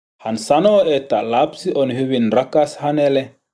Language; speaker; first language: Finnish; non-native, learner; Swahili